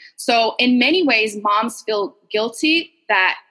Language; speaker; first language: English; non-native, fluent; Portuguese